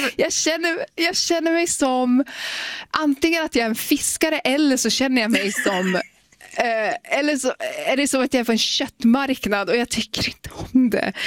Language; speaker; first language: Swedish; native; Swedish